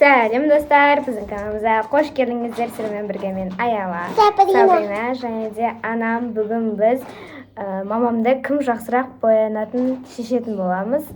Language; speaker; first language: Kazakh; native; Kazakh